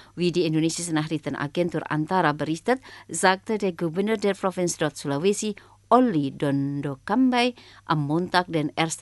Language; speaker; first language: German; non-native, fluent; Indonesian